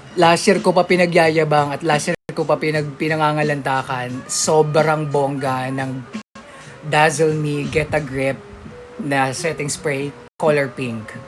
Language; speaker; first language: Filipino; native; Filipino